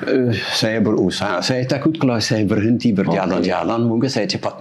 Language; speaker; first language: Indonesian; non-native, fluent; Dutch